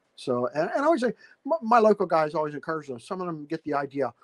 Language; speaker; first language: English; native; English